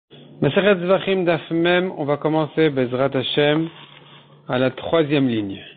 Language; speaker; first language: French; native; French